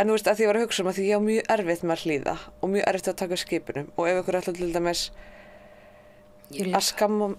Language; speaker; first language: Icelandic; native; Icelandic